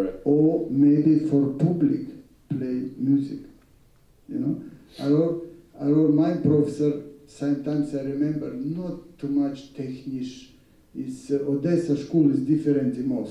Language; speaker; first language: English; non-native, learner; Russian